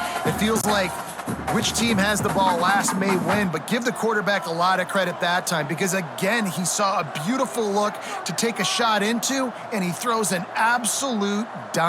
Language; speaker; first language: English; native; English